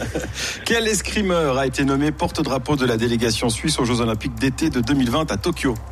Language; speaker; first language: French; native; French